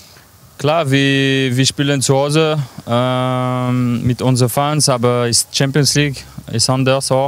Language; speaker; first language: German; non-native, learner; French